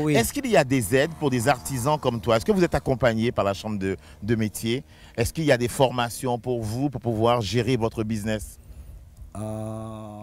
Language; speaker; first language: French; native; French